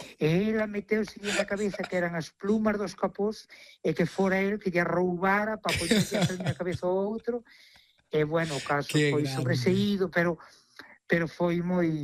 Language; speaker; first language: Galician; native; Galician